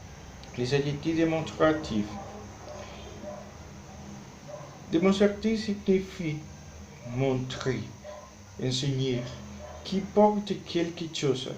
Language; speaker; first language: French; non-native, learner; Spanish